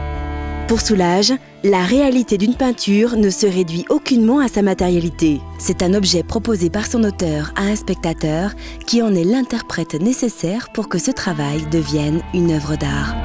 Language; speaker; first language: French; native; French